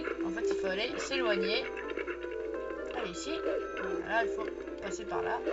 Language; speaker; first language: French; native; French